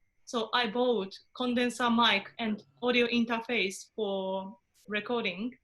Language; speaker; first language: English; non-native, fluent; Japanese